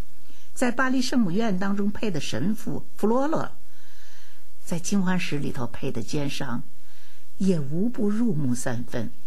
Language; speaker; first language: Chinese; native; Chinese